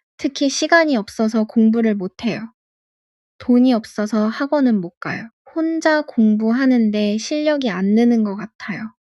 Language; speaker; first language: Korean; non-native, fluent; Arabic